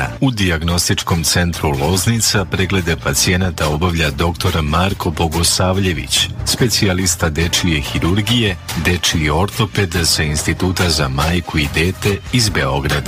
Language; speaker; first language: Serbian; native; Serbian